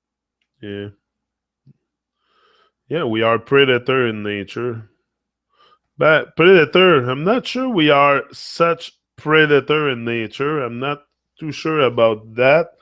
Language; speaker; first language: English; non-native, fluent; French